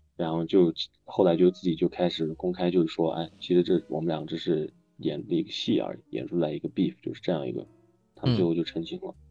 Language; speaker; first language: Chinese; native; Chinese